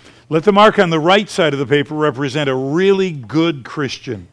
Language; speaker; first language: English; native; English